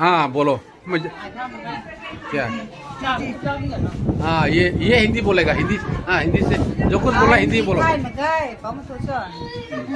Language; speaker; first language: Hindi; non-native, local second language; Rongmei Naga